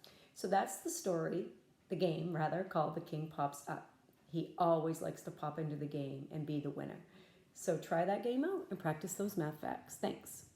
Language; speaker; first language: English; native; English